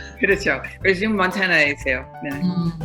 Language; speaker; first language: Korean; non-native, fluent; English